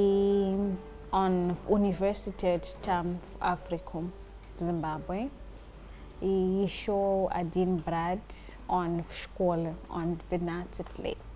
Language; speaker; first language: Russian; non-native, learner; Shona